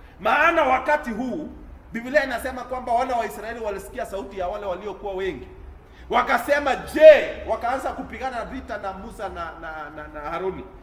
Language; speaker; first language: Swahili; non-native, local second language; Kalenjin